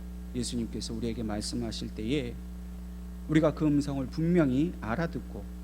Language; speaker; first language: Korean; native; Korean